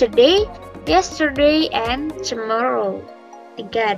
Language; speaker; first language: English; non-native, learner; Indonesian